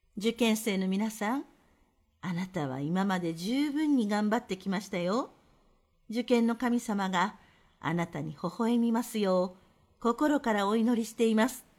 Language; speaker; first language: Japanese; native; Japanese